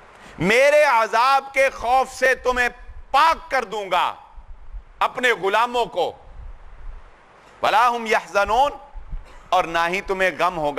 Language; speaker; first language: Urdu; non-native, local second language; Punjabi